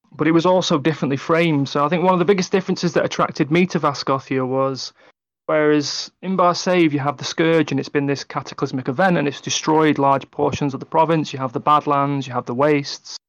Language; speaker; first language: English; native; English